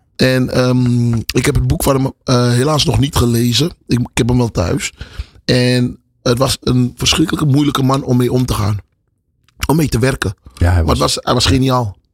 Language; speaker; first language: Dutch; native; Dutch